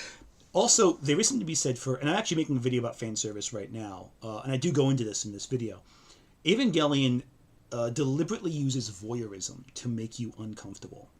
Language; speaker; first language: English; native; English